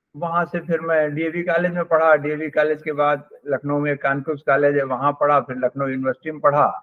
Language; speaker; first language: Hindi; native; Hindi